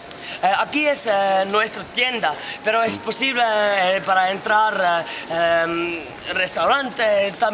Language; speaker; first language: Spanish; non-native, learner; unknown